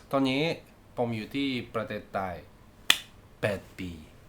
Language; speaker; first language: Thai; non-native, learner; Japanese